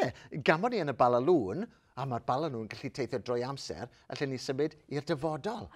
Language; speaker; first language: Welsh; native; Welsh